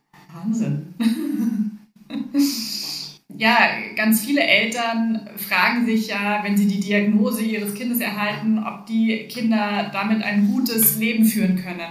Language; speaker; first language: German; native; German